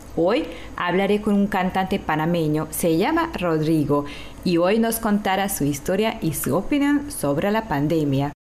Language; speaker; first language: Spanish; non-native, learner; Hungarian